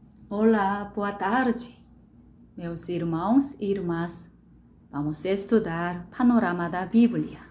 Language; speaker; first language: Portuguese; non-native, learner; Korean